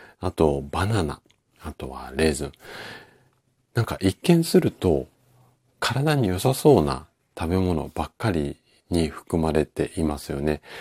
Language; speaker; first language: Japanese; native; Japanese